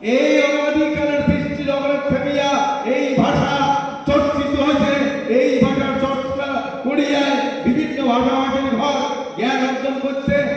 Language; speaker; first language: Bangla; non-native, local second language; Rangpuri